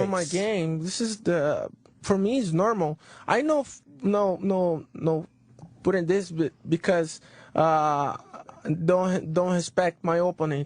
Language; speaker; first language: English; non-native, learner; Portuguese